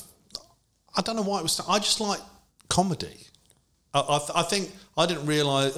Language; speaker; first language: English; native; English